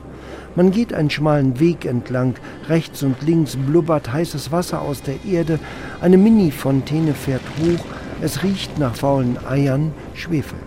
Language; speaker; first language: German; native; German